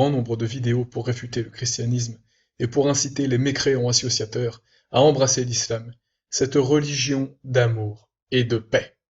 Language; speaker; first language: French; native; French